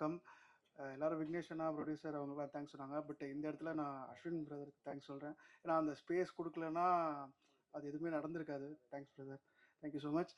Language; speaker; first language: Tamil; native; Tamil